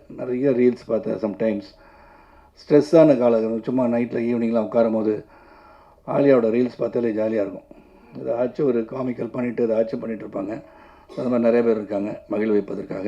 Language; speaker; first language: Tamil; native; Tamil